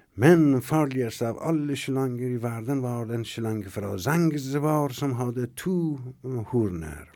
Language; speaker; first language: Norwegian; non-native, fluent; Persian